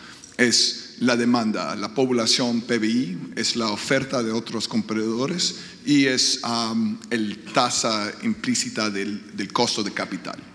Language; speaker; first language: Spanish; non-native, fluent; English